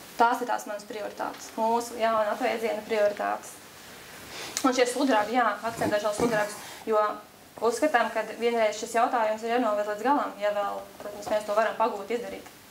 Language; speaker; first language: Latvian; native; Latvian